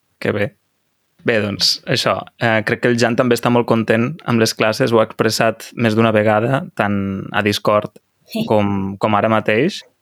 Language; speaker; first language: Catalan; native; Catalan